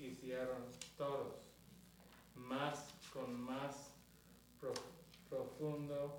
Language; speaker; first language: Spanish; non-native, learner; English